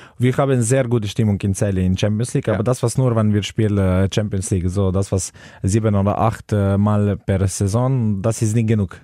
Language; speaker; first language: German; non-native, learner; Slovenian